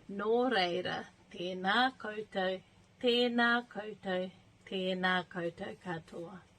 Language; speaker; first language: Māori; non-native, local second language; English